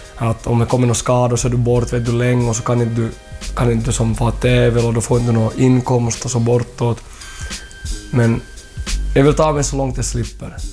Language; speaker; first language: Swedish; early bilingual, other home language; Thai